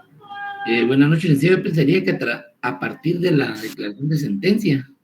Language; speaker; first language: Spanish; native; Spanish